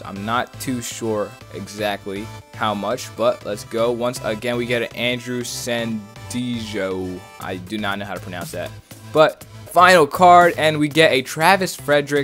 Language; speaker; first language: English; native; English